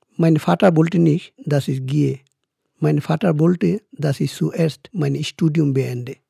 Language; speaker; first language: German; non-native, fluent; Bangla